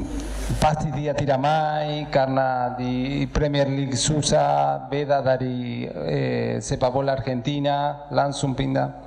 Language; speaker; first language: Indonesian; non-native, learner; Spanish